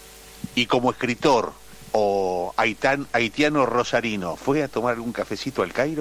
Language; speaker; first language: Spanish; native; Spanish